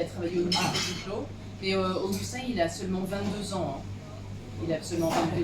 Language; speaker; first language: French; native; French